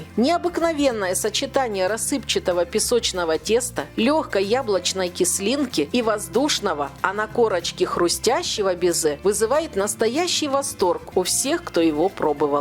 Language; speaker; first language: Russian; native; Russian